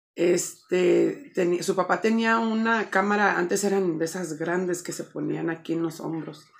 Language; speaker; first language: Spanish; early bilingual, heritage; Spanish